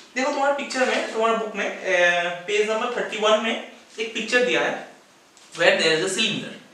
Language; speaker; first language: Hindi; native; Hindi